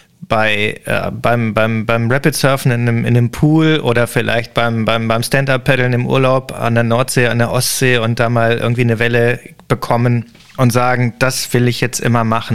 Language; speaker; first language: German; native; German